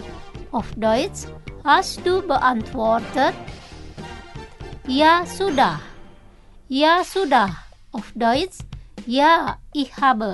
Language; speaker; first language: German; non-native, fluent; Indonesian